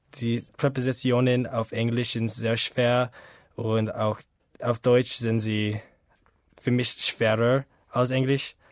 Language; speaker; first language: German; non-native, learner; English